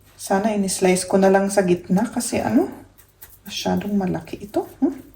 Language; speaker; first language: Filipino; native; Filipino